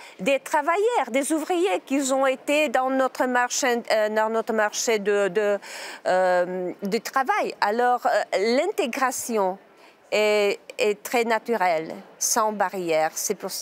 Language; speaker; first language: French; non-native, learner; Czech